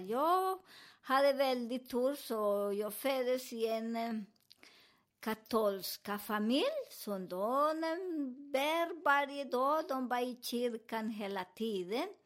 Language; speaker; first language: Swedish; non-native, learner; Spanish